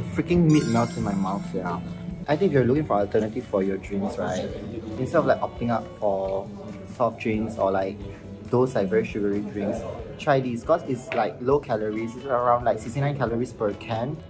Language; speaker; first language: English; non-native, local second language; Pampanga